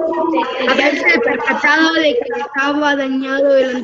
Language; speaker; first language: Spanish; native; Spanish